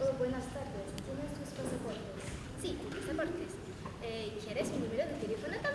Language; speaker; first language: Spanish; non-native, learner; French